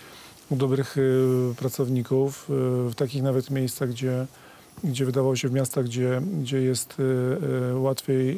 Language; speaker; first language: Polish; native; Polish